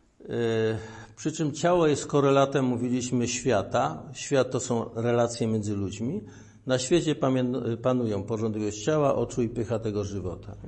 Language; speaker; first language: Polish; native; Polish